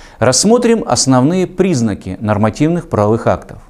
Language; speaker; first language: Russian; native; Russian